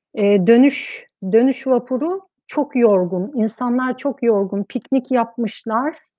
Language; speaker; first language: Turkish; native; Turkish